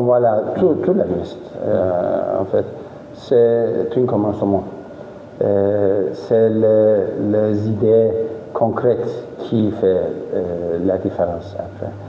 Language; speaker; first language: French; non-native, fluent; Turkish